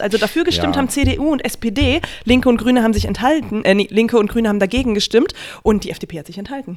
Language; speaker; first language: German; native; German